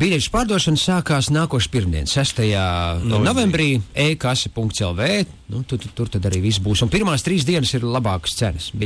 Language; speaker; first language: Latvian; native; Latvian